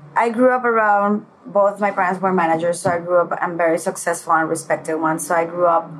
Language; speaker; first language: English; early bilingual, other home language; Spanish